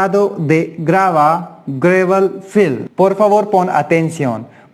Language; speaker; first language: Spanish; non-native, learner; Hindi